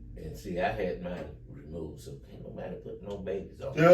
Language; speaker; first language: English; native; English